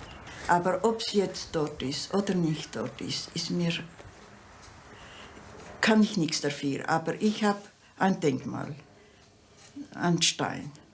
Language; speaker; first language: German; early bilingual, heritage; German